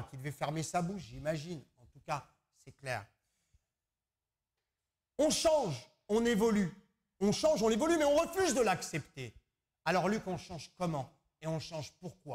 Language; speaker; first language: French; native; French